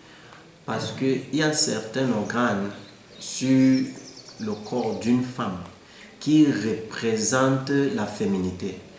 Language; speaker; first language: French; non-native, local second language; English